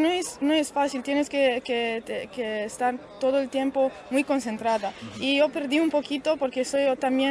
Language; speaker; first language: Spanish; non-native, learner; Romanian